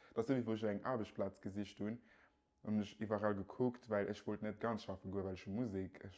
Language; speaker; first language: Luxembourgish; early bilingual, other home language; Yoruba